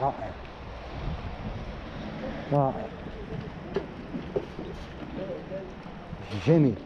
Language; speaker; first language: Arabic; native; Arabic